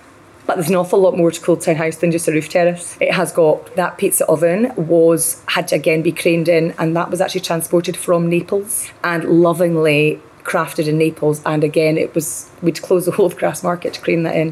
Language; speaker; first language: English; native; English